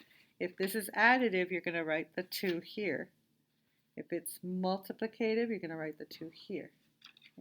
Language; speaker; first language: English; native; English